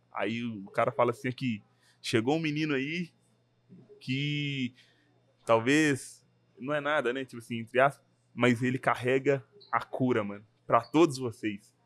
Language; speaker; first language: Portuguese; native; Portuguese